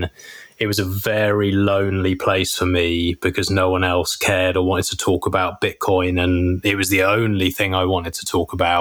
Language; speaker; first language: English; native; English